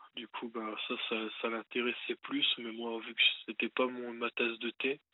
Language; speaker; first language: French; native; French